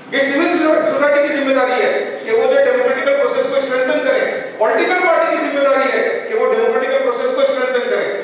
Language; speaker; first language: Hindi; non-native, local second language; Urdu